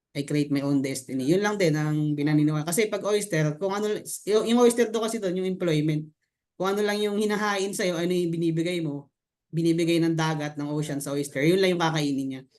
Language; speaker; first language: Filipino; native; Filipino